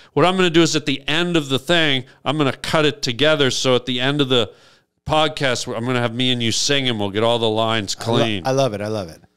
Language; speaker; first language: English; native; English